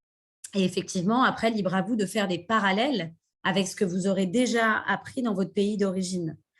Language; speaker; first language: French; native; French